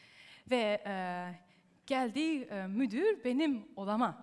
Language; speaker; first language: Turkish; early bilingual, heritage; Turkish